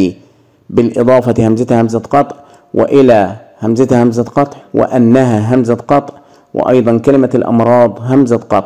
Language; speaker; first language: Arabic; native; Arabic